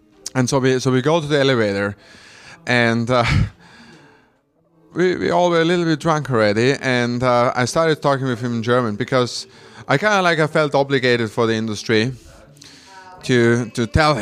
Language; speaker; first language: English; non-native, fluent; German